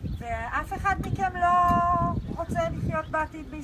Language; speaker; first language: Hebrew; native; Hebrew